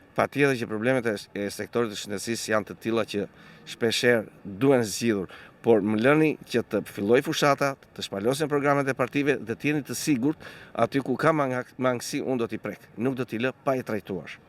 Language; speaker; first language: Albanian; native; Albanian